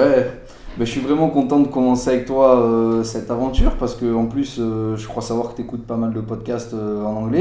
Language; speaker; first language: French; native; French